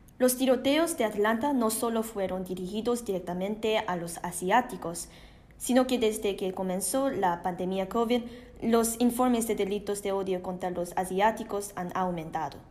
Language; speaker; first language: Spanish; non-native, learner; Korean